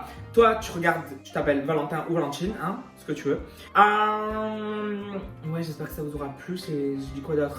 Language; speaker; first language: French; native; French